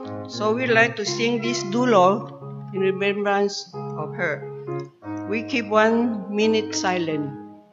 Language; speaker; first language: English; non-native, local second language; Min Nan Chinese